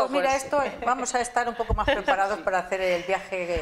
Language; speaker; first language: Spanish; native; Spanish